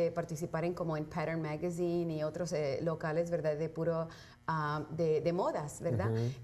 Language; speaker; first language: Spanish; early bilingual, heritage; Spanish